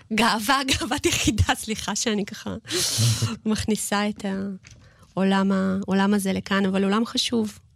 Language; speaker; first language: Hebrew; non-native, fluent; Russian